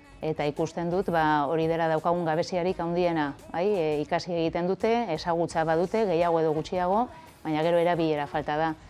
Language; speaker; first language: Basque; non-native, local second language; Spanish